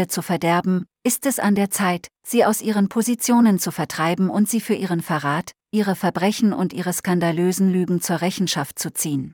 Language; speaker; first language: German; native; German